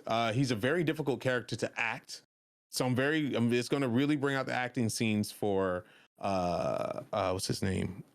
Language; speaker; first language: English; native; English